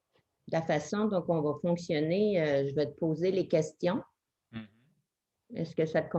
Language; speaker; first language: French; native; French